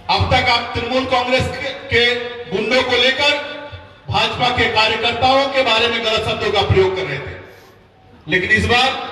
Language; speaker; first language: Hindi; native; Hindi